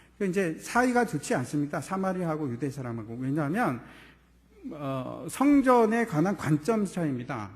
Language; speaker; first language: Korean; native; Korean